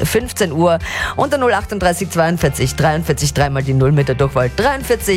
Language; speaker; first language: German; native; German